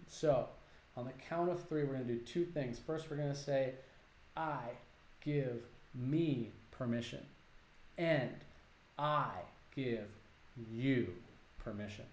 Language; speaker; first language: English; native; English